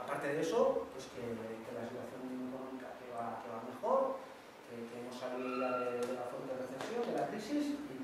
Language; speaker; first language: Spanish; non-native, local second language; Basque